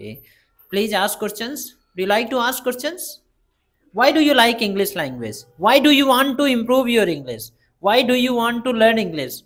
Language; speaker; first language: English; non-native, local second language; Hindi